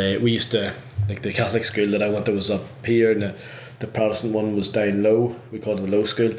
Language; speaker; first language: English; native; English